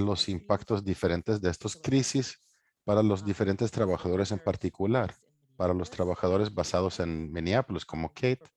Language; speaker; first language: Spanish; non-native, fluent; English